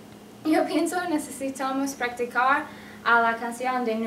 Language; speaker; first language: Spanish; non-native, learner; English